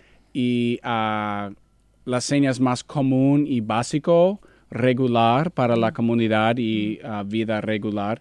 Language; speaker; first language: Spanish; non-native, learner; English